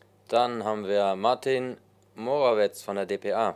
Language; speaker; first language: German; native; German